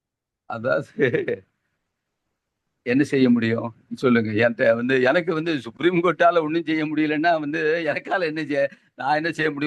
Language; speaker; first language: Tamil; native; Tamil